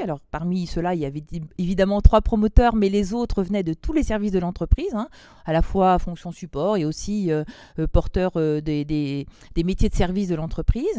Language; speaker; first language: French; native; French